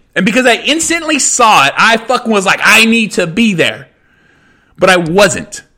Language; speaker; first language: English; early bilingual, other home language; Spanish